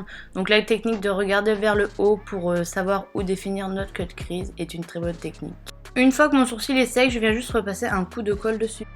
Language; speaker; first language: French; native; French